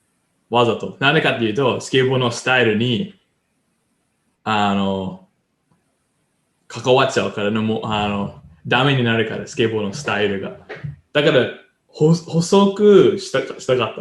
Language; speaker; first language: Japanese; non-native, learner; English